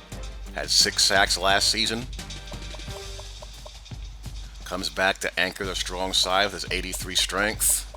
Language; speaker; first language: English; native; English